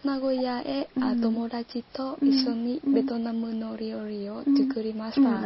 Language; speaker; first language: Japanese; non-native, learner; Vietnamese